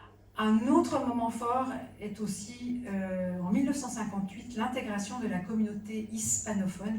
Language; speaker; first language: French; native; French